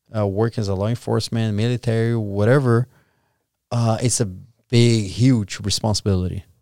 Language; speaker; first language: English; non-native, fluent; Portuguese